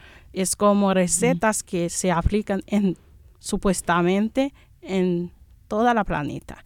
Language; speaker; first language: Spanish; non-native, fluent; Haitian Creole